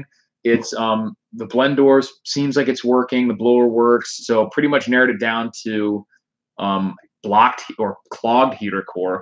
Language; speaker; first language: English; native; English